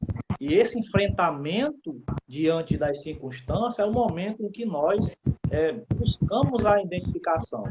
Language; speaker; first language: Portuguese; native; Portuguese